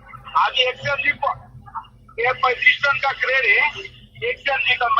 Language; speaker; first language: Hindi; non-native, learner; Bangla